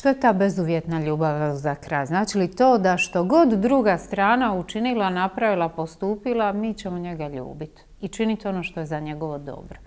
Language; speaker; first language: Croatian; native; Croatian